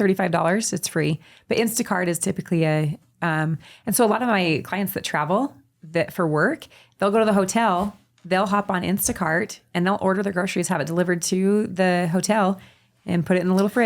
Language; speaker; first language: English; native; English